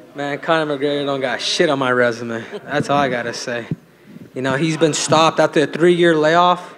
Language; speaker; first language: English; early bilingual, other home language; Spanish